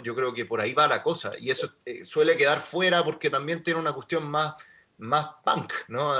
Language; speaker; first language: Spanish; native; Spanish